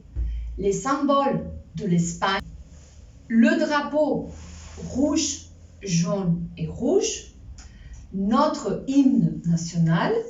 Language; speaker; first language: French; non-native, fluent; Spanish